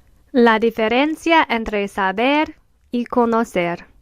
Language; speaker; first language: Spanish; non-native, fluent; English